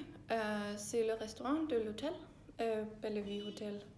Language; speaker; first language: French; non-native, learner; Danish